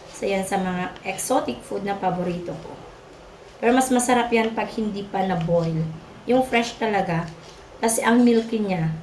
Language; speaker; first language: Filipino; non-native, local second language; Iloko